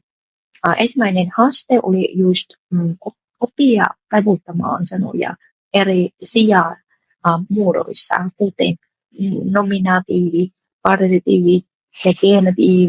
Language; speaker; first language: Finnish; non-native, fluent; Vietnamese